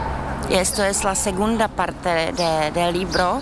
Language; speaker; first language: Spanish; non-native, fluent; Czech